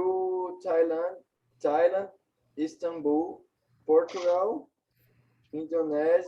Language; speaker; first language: English; non-native, learner; Portuguese